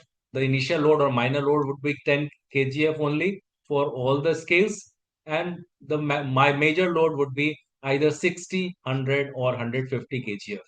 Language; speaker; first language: English; non-native, local second language; Hindi